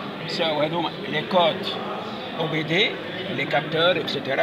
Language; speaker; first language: French; non-native, local second language; Arabic